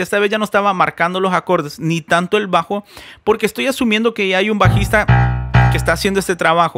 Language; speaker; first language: Spanish; native; Spanish